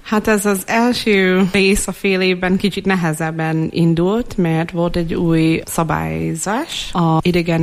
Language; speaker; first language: Hungarian; non-native, fluent; English